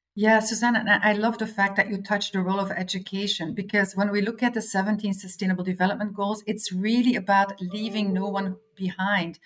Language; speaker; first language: English; non-native, fluent; Dutch